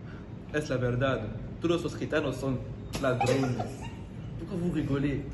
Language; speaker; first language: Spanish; non-native, learner; French